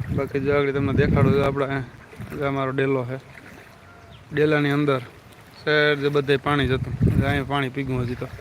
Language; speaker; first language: Gujarati; native; Gujarati